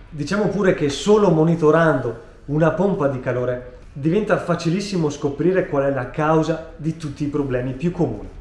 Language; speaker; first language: Italian; native; Italian